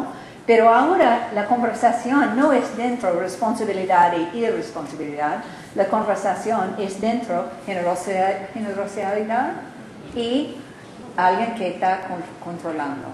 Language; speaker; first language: Spanish; non-native, learner; English